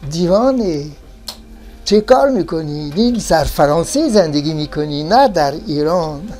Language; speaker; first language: Persian; non-native, fluent; French